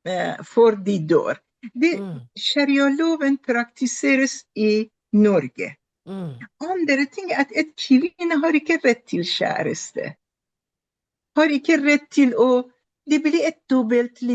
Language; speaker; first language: Norwegian; non-native, fluent; Persian